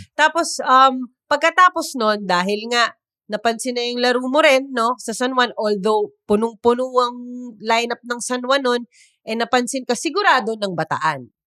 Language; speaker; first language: Filipino; native; Filipino